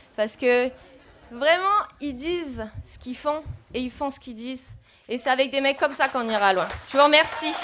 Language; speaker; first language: French; native; French